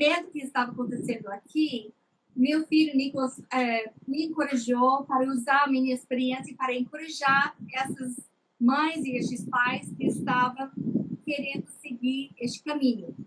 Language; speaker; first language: Portuguese; non-native, fluent; English